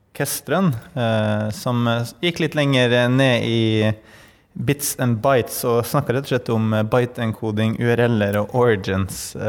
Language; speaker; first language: Norwegian; native; Norwegian